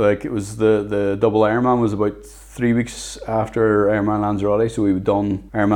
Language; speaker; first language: English; native; English